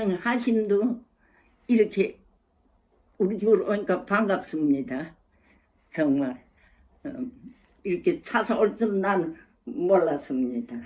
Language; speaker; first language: Korean; early bilingual, heritage; Korean